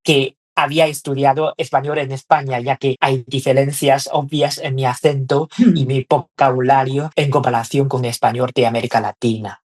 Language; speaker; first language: Spanish; non-native, fluent; Chinese